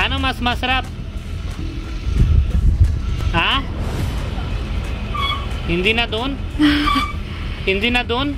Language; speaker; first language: Filipino; non-native, learner; Punjabi